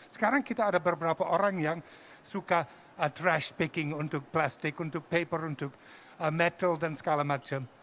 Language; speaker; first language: Indonesian; non-native, fluent; English